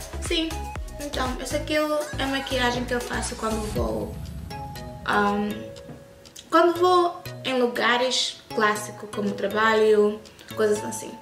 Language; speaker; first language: Portuguese; early bilingual, heritage; English